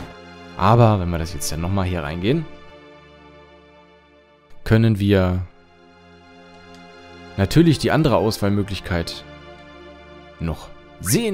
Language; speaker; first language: German; native; German